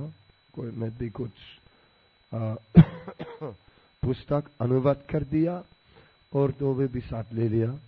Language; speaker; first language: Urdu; non-native, learner; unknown